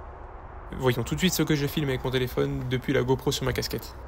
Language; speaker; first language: French; native; French